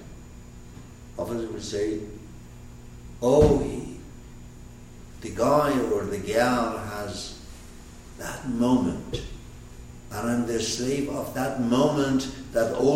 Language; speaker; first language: English; non-native, fluent; Persian